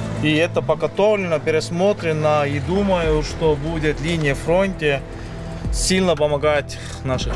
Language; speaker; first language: Russian; non-native, learner; Estonian